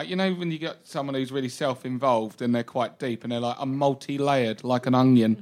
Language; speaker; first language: English; native; English